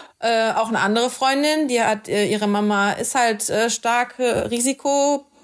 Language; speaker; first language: German; native; German